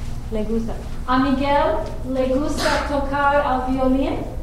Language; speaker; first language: Spanish; non-native, fluent; English